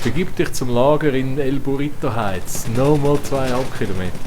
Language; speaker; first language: German; native; German